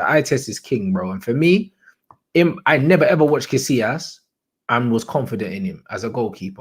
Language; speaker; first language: English; native; English